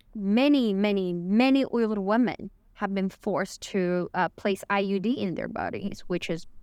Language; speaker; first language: English; non-native, fluent; Chinese